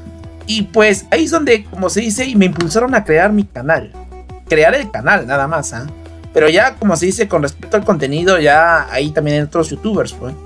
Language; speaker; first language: Spanish; native; Spanish